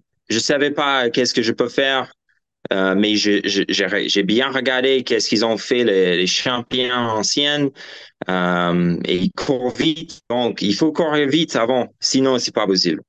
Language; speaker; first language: French; non-native, fluent; English